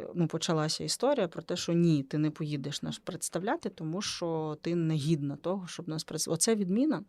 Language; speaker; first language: Ukrainian; native; Ukrainian